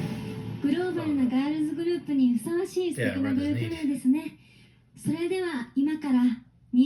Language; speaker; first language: Japanese; native; Japanese